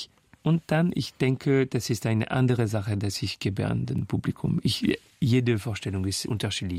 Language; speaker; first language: German; non-native, fluent; French